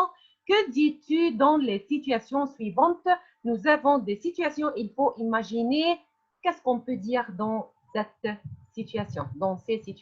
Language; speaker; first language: French; non-native, fluent; Arabic